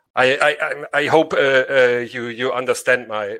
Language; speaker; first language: English; non-native, learner; German